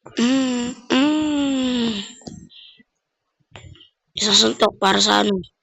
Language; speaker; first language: Filipino; native; Filipino